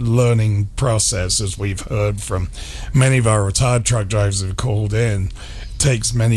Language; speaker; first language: English; native; English